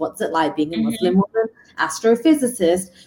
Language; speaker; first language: English; native; English